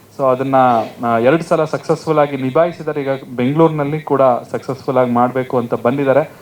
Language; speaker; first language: Kannada; native; Kannada